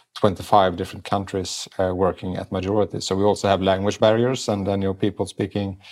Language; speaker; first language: English; non-native, fluent; Swedish